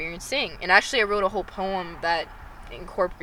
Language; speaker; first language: English; native; English